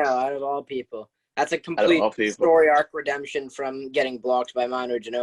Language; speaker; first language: English; native; English